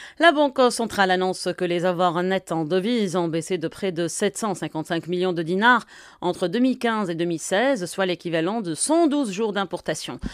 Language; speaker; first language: French; non-native, local second language; Arabic